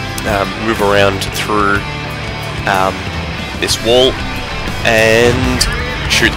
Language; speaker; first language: English; native; English